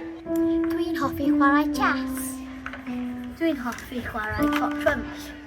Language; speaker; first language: Welsh; non-native, learner; English